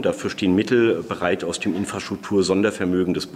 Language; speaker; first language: German; native; German